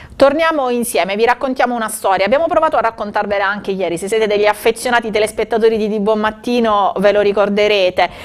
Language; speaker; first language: Italian; native; Italian